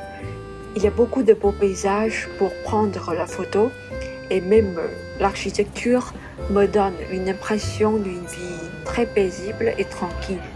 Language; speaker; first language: French; non-native, fluent; Vietnamese